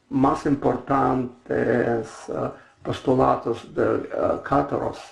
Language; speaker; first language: Spanish; non-native, learner; Russian